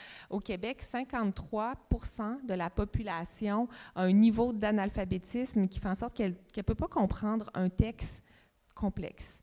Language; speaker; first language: French; native; French